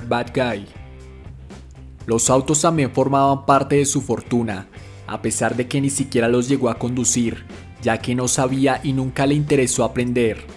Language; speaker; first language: Spanish; native; Spanish